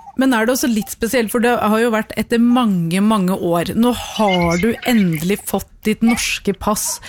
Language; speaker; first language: Norwegian; native; Norwegian